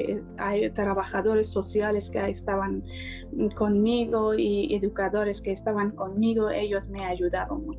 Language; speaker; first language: Spanish; non-native, learner; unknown